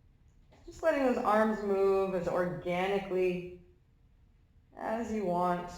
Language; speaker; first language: English; native; English